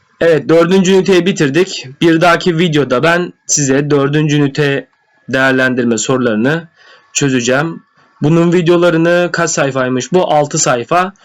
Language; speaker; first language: Turkish; native; Turkish